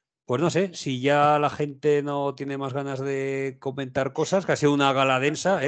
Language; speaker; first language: Spanish; native; Spanish